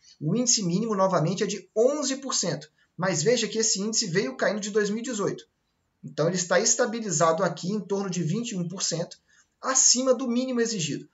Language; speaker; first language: Portuguese; native; Portuguese